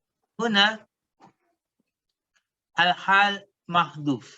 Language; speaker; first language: Arabic; non-native, fluent; Indonesian